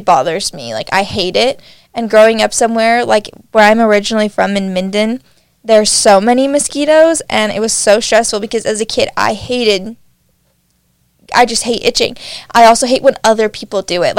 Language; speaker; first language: English; native; English